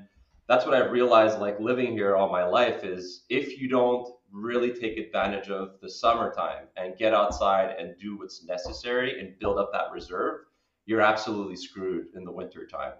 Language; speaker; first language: English; native; English